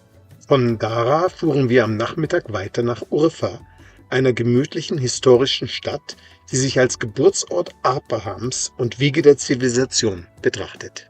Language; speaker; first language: German; native; German